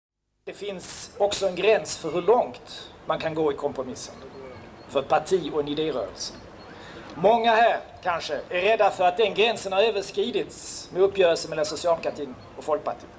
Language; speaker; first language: Swedish; native; Swedish